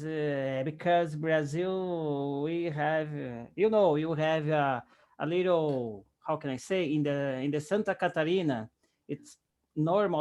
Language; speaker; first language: English; non-native, learner; Portuguese